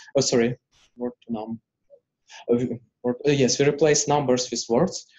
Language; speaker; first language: English; non-native, fluent; Ukrainian